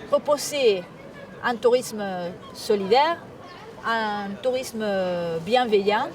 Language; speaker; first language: French; non-native, fluent; Spanish